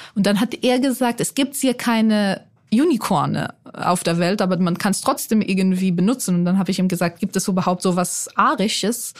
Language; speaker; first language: German; non-native, fluent; Hebrew